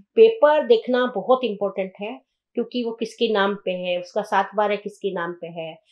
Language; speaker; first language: Hindi; native; Hindi